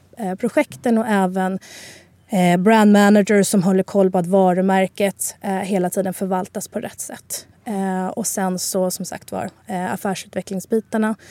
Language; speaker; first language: Swedish; early bilingual, other home language; Spanish